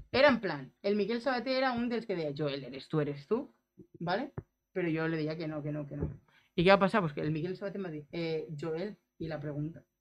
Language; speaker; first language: Spanish; non-native, local second language; Catalan